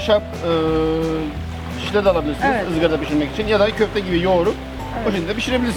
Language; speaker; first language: Turkish; native; Turkish